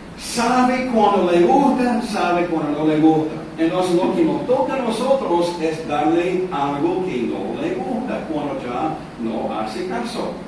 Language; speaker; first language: Spanish; non-native, fluent; English